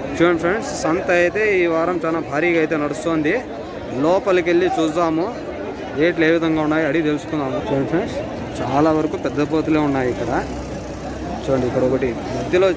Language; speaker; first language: Telugu; native; Telugu